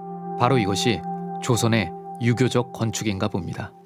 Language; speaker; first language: Korean; native; Korean